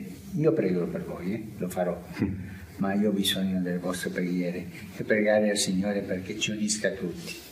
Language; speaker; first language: Italian; non-native, fluent; Spanish